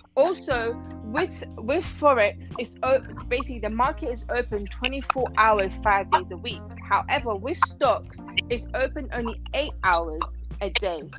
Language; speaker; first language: English; non-native, fluent; Persian